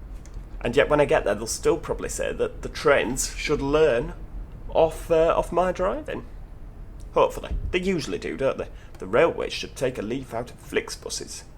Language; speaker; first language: English; native; English